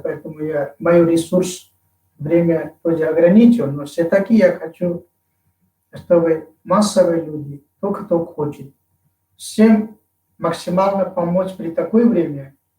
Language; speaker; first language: Russian; non-native, fluent; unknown